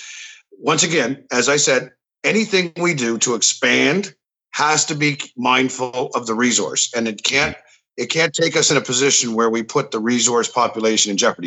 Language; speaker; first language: English; native; English